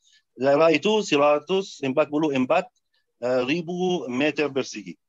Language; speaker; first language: Indonesian; non-native, fluent; Arabic